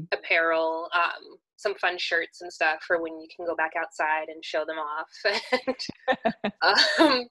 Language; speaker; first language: English; native; English